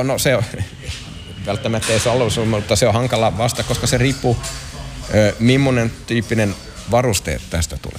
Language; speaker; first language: Finnish; non-native, local second language; Swedish